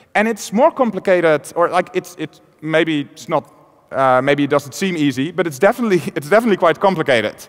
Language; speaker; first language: English; non-native, fluent; Dutch